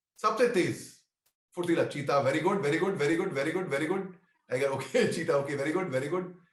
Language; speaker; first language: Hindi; native; Hindi